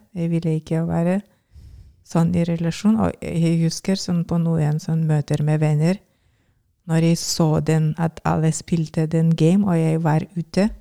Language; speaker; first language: Norwegian; non-native, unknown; Lithuanian